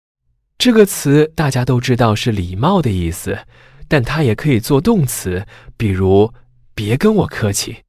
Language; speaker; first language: Chinese; native; Chinese